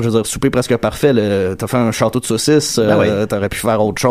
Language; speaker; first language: French; native; French